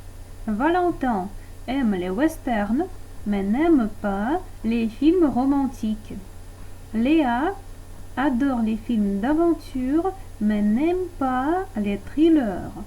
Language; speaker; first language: French; non-native, fluent; Russian